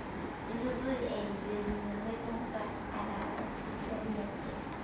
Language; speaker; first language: French; non-native, learner; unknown